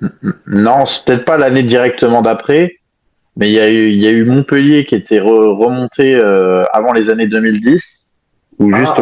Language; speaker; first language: French; native; French